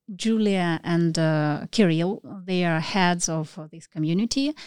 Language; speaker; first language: English; non-native, learner; Russian